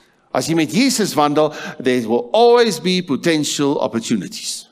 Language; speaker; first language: English; non-native, local second language; Afrikaans